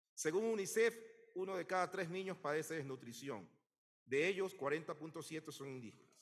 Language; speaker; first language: Spanish; native; Spanish